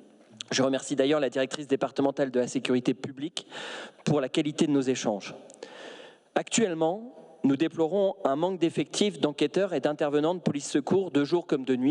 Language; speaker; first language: French; native; French